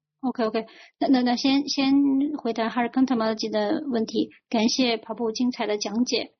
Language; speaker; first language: Chinese; native; Chinese